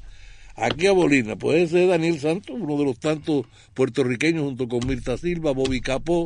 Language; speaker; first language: Spanish; native; Spanish